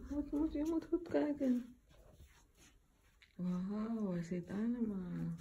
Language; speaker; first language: Dutch; non-native, fluent; Filipino